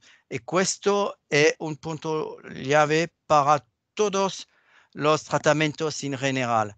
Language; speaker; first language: Spanish; non-native, learner; French